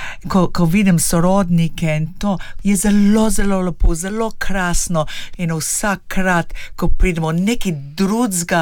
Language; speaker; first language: Slovenian; early bilingual, heritage; English